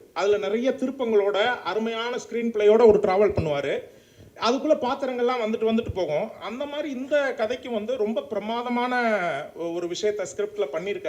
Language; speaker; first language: Tamil; native; Tamil